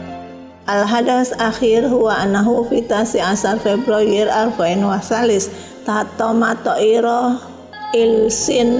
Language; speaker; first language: Arabic; non-native, fluent; Indonesian